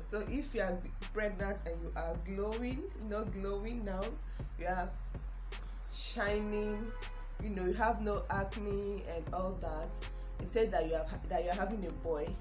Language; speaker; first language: English; non-native, local second language; Igbo